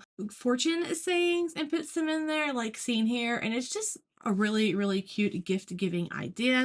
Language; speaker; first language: English; native; English